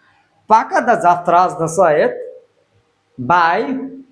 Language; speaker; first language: Russian; non-native, learner; Bangla